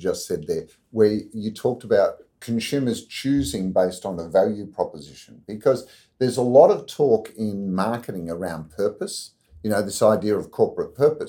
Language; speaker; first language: English; native; English